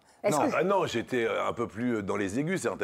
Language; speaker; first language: French; native; French